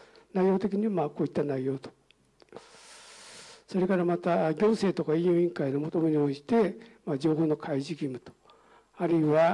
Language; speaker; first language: Japanese; native; Japanese